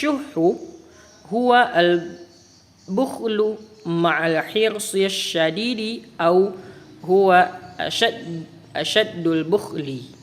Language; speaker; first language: Arabic; non-native, fluent; Indonesian